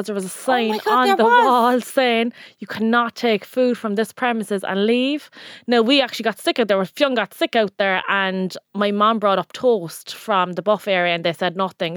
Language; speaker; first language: English; native; English